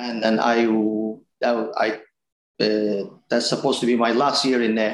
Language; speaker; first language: English; non-native, fluent; Turkish